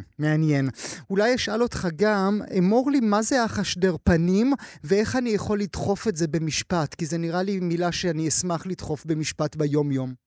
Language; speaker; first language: Hebrew; native; Hebrew